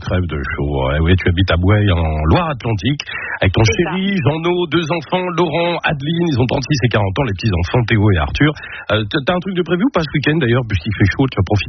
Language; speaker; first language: French; native; French